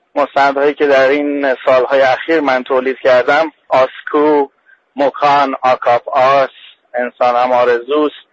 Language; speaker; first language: Persian; non-native, local second language; Baluchi